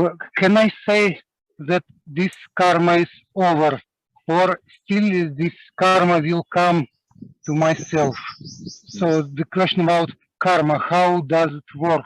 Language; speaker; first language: English; non-native, learner; Russian